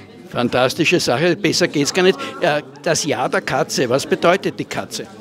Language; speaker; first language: German; native; German